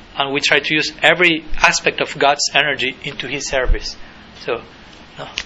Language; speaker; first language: English; non-native, fluent; Spanish